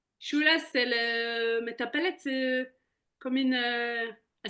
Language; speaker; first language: French; non-native, fluent; Hebrew